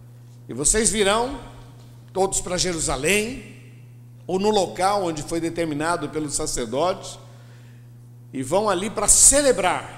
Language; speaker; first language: Portuguese; native; Portuguese